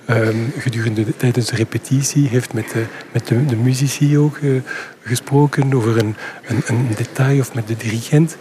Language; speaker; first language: Dutch; non-native, local second language; French